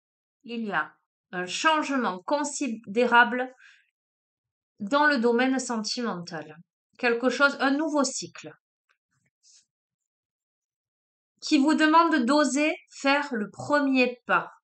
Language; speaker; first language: French; native; French